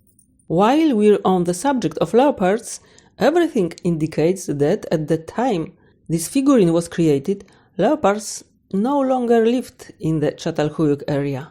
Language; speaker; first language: English; non-native, fluent; Polish